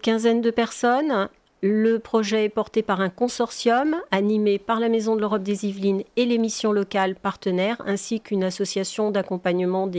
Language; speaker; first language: French; native; French